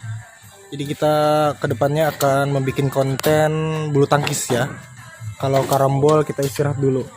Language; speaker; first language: Indonesian; non-native, local second language; Banjar